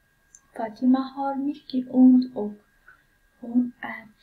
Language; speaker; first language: Swedish; non-native, fluent; Pashto